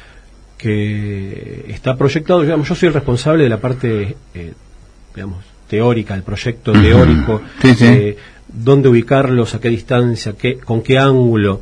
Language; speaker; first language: Spanish; native; Spanish